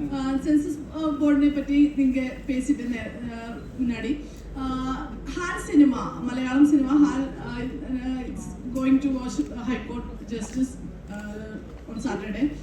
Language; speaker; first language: Tamil; non-native, learner; Malayalam